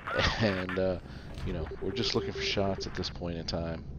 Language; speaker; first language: English; native; English